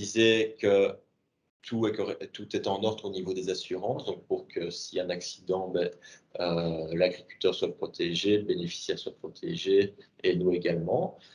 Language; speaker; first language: French; native; French